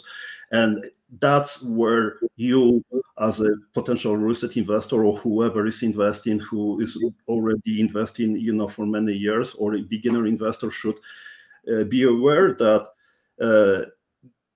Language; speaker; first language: English; non-native, fluent; Polish